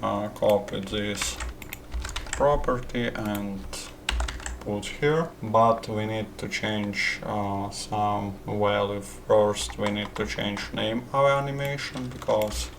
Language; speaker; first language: English; non-native, fluent; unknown